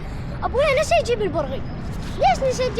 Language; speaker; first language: Arabic; native; Arabic